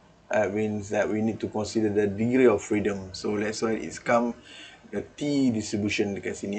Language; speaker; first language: English; non-native, local second language; Malay